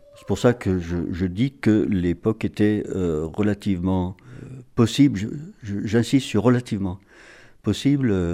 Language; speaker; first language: French; native; French